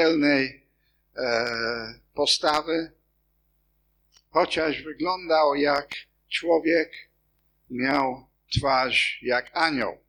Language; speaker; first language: Polish; non-native, fluent; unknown